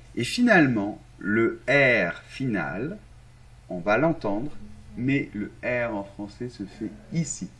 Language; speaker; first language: French; non-native, fluent; Arabic